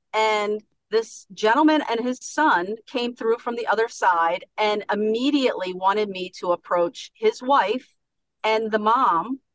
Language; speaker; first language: English; native; English